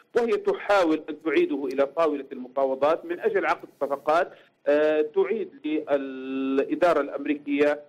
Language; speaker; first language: Arabic; native; Arabic